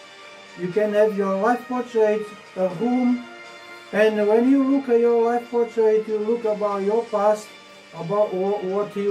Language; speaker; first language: English; non-native, learner; Portuguese